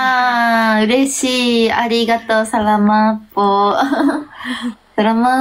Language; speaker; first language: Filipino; non-native, learner; Japanese